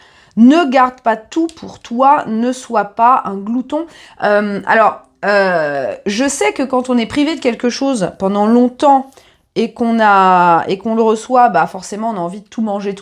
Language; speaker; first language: French; native; French